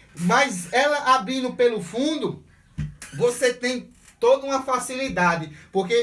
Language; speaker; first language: Portuguese; native; Portuguese